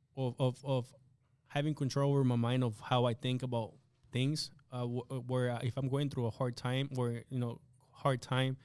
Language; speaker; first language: English; early bilingual, other home language; Spanish